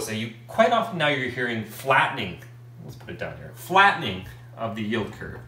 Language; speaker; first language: English; native; English